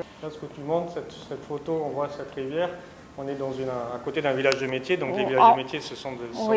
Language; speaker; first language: French; native; French